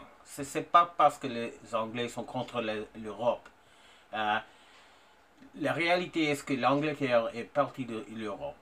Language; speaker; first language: French; non-native, fluent; English